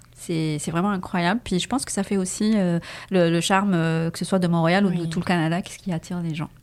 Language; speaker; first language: French; non-native, local second language; Arabic